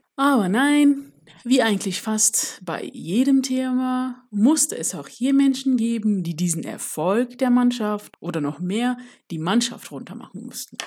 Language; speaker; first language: German; early bilingual, other home language; Turkish